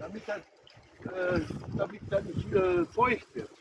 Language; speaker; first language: German; native; German